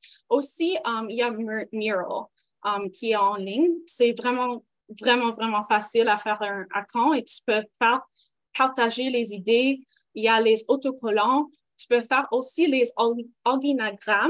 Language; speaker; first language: French; non-native, local second language; English